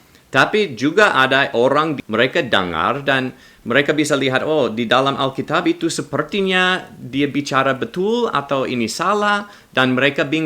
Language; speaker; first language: Indonesian; non-native, learner; English